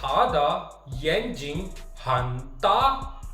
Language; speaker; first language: Chinese; non-native, fluent; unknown